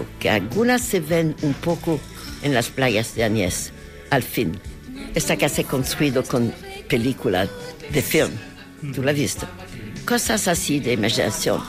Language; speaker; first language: Spanish; non-native, learner; French